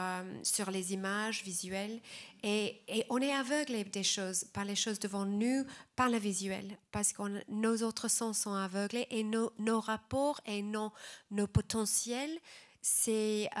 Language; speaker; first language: French; non-native, fluent; English